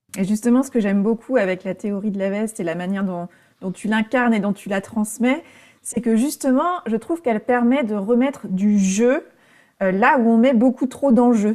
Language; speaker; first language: French; native; French